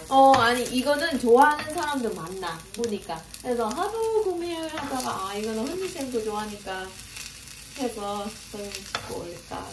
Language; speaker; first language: Korean; non-native, fluent; Vietnamese